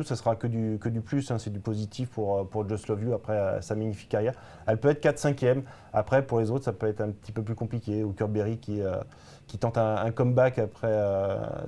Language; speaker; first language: French; native; French